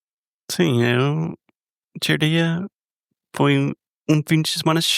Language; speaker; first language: Portuguese; non-native, fluent; English